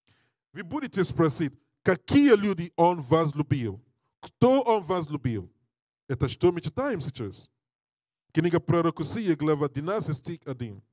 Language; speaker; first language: Russian; non-native, learner; English